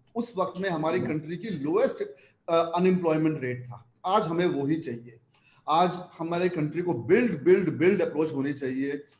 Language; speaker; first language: Hindi; non-native, local second language; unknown